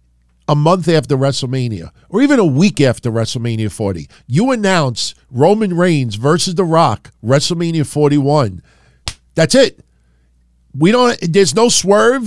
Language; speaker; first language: English; native; English